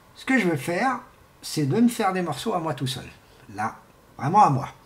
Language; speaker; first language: French; non-native, fluent; Portuguese